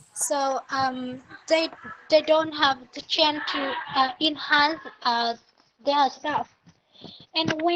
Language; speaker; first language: English; non-native, learner; Vietnamese